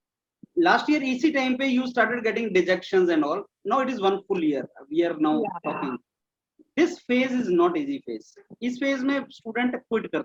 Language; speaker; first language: English; non-native, local second language; Hindi